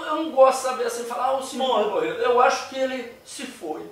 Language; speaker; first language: Portuguese; native; Portuguese